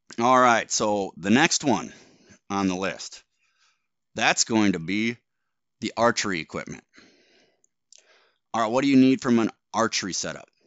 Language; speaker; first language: English; native; English